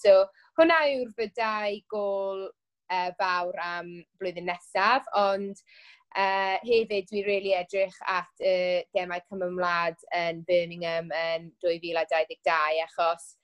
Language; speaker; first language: Welsh; non-native, local second language; English